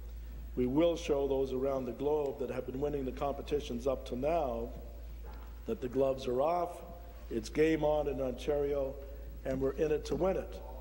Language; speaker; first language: English; native; English